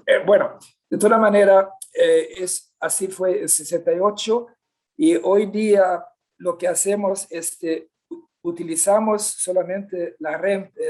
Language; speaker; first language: Spanish; non-native, fluent; Swedish